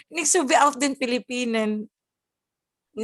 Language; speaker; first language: German; non-native, learner; Cebuano